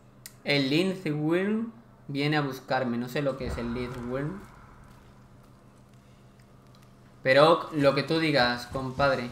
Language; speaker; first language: Spanish; native; Spanish